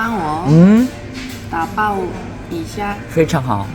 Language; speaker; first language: Chinese; non-native, learner; Korean